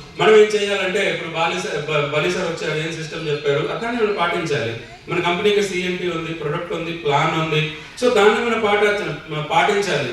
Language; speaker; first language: Telugu; non-native, fluent; Hindi